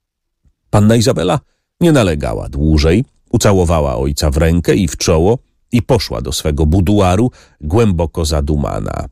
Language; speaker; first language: Polish; native; Polish